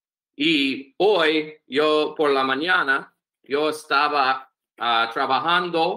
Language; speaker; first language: Spanish; non-native, learner; English